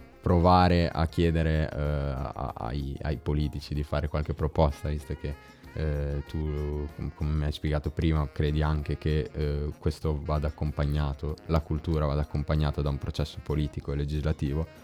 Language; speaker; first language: Italian; native; Italian